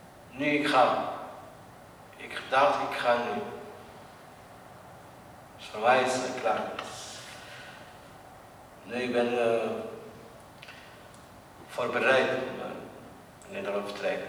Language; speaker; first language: Dutch; non-native, learner; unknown